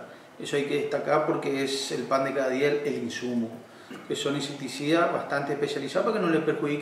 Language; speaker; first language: Spanish; native; Spanish